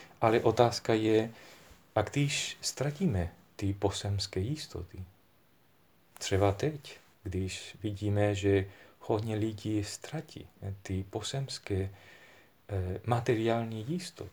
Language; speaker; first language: Czech; non-native, fluent; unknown